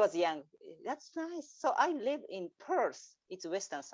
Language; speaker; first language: English; non-native, learner; Japanese